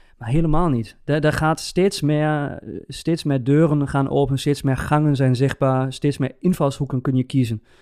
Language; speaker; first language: Dutch; native; Dutch